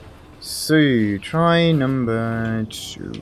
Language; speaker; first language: English; non-native, fluent; German